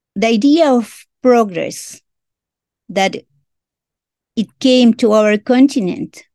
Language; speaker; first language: English; non-native, learner; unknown